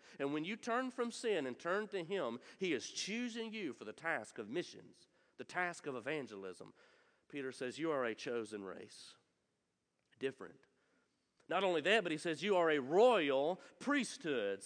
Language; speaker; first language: English; native; English